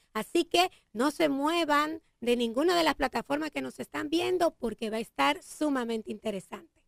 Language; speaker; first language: Spanish; native; Spanish